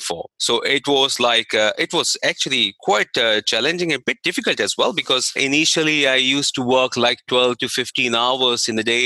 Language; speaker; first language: English; non-native, local second language; Hindi